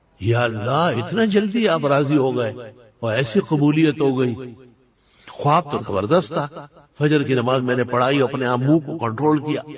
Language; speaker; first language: Urdu; non-native, local second language; Pashto